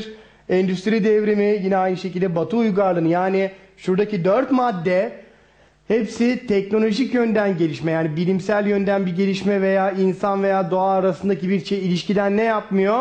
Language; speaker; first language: Turkish; native; Turkish